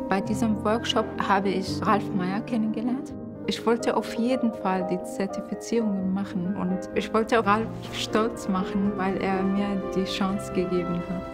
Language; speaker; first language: German; non-native, fluent; Arabic